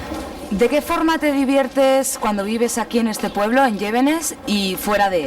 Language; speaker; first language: Spanish; native; Spanish